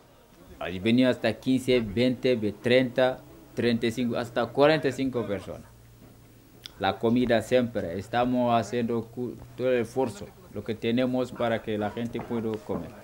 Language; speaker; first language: Spanish; non-native, local second language; Wolof